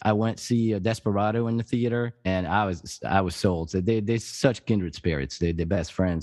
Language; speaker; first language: English; non-native, fluent; French